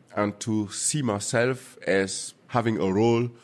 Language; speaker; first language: English; non-native, fluent; Mossi